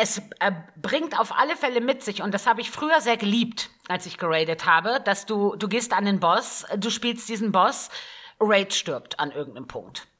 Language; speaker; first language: German; native; German